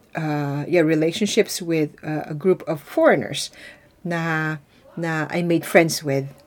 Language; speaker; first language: English; non-native, local second language; Filipino